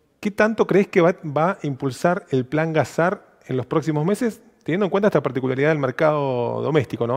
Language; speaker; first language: Spanish; native; Spanish